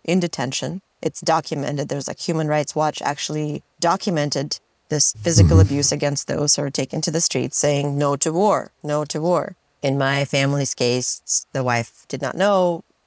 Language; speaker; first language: English; non-native, fluent; Russian